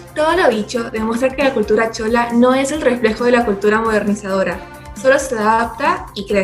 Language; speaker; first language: Spanish; native; Spanish